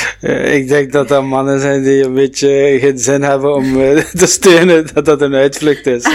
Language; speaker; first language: Dutch; non-native, local second language; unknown